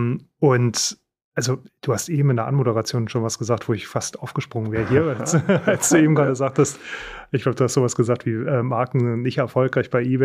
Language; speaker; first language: German; native; German